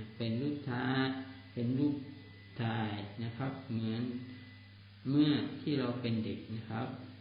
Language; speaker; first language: Thai; non-native, local second language; Malay